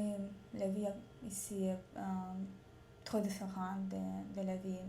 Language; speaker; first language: French; non-native, learner; Russian